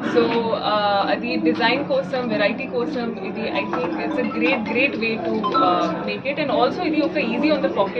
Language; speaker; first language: Telugu; non-native, learner; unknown